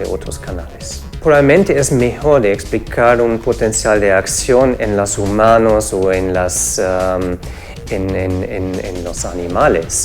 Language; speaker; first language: Spanish; non-native, fluent; German